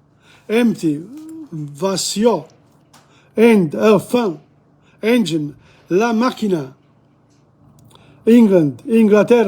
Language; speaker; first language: Spanish; non-native, learner; English